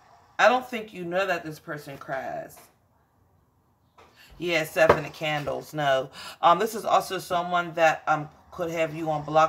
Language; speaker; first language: English; native; English